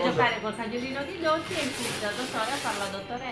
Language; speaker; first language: Italian; native; Italian